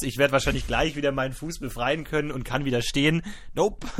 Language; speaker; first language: German; native; German